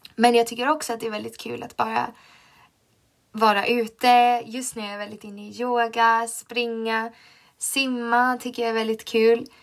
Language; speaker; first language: Swedish; native; Swedish